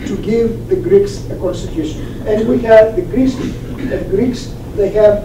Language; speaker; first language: English; non-native, fluent; Greek